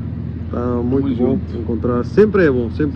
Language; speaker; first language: Portuguese; non-native, learner; Punjabi